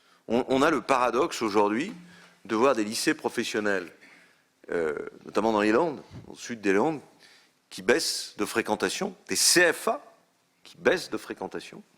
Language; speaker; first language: French; native; French